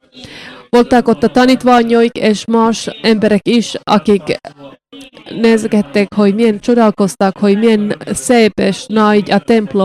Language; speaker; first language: Hungarian; non-native, learner; Finnish